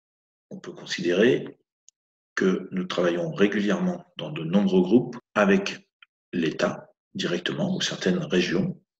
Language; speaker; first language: French; native; French